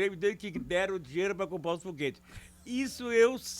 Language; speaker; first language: Portuguese; native; Portuguese